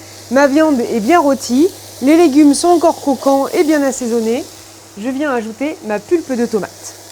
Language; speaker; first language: French; native; French